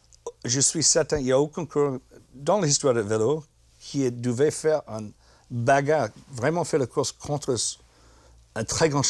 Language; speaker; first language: French; non-native, fluent; English